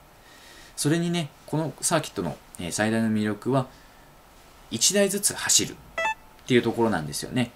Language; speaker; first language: Japanese; native; Japanese